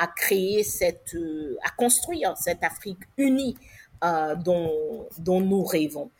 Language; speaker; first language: French; non-native, local second language; English